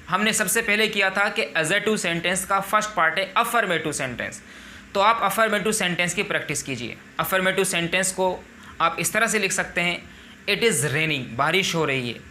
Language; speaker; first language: Urdu; native; Urdu